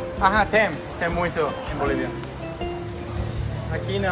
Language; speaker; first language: Portuguese; non-native, learner; English